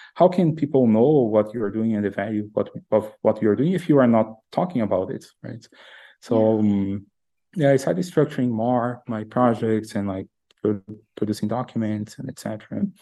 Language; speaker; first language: English; non-native, fluent; Portuguese